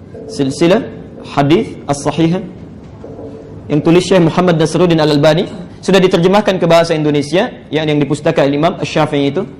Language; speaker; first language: Indonesian; native; Indonesian